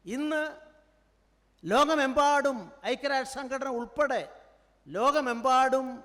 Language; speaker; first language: Malayalam; native; Malayalam